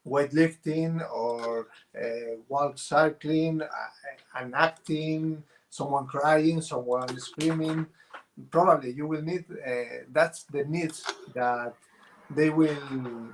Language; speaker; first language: English; non-native, fluent; Spanish